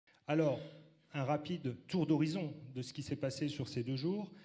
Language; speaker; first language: French; native; French